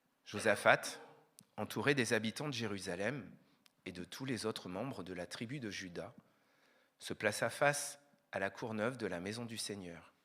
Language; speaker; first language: French; native; French